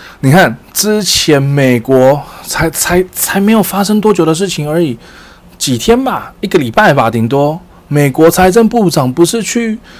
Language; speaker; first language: Chinese; early bilingual, heritage; Chinese